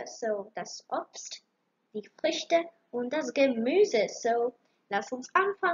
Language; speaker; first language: German; non-native, learner; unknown